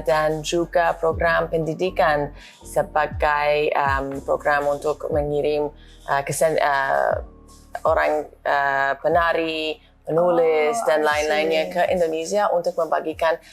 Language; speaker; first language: Indonesian; non-native, fluent; English